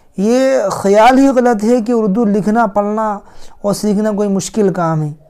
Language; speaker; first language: Urdu; native; Urdu